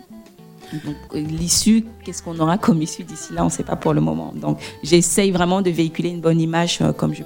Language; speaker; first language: French; native; French